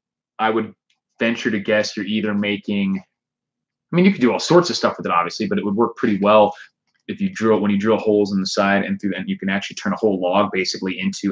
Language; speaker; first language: English; native; English